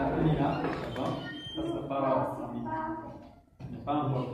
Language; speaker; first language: French; non-native, local second language; Kabyle